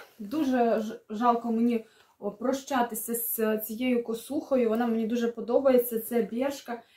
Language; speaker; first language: Ukrainian; non-native, local second language; Russian